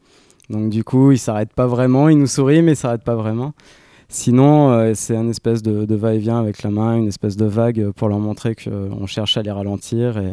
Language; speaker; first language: French; native; French